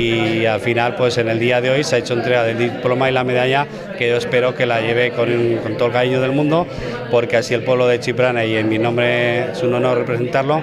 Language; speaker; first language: Spanish; native; Spanish